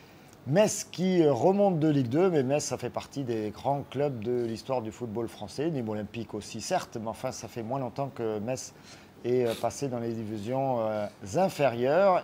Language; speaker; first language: French; native; French